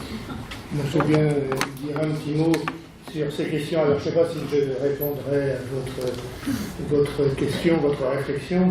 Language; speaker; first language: French; native; French